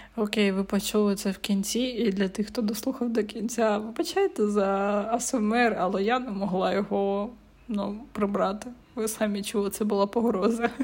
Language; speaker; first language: Ukrainian; native; Ukrainian